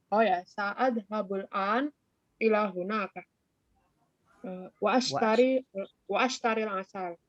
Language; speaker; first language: Arabic; non-native, learner; Indonesian